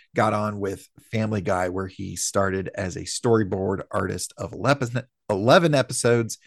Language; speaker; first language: English; native; English